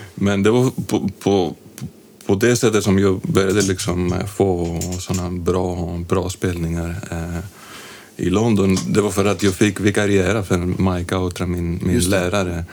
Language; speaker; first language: Swedish; non-native, fluent; Greek